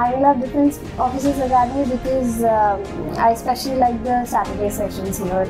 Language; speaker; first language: English; non-native, local second language; Hindi